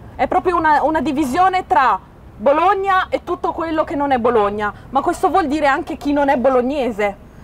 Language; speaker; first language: Italian; early bilingual, other home language; Arabic